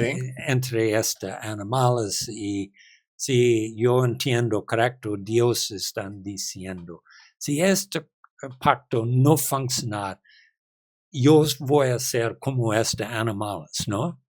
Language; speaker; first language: Spanish; non-native, learner; English